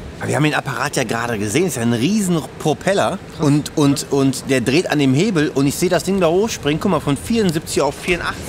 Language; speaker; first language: German; native; German